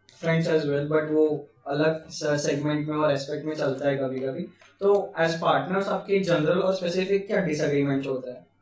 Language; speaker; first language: Hindi; non-native, local second language; Marathi